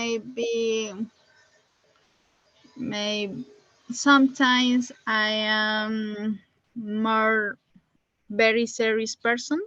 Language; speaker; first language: English; non-native, learner; Spanish